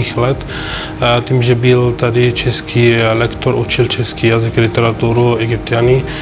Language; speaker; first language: Czech; non-native, fluent; Arabic